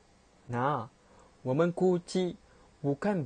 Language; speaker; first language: Chinese; non-native, learner; Malay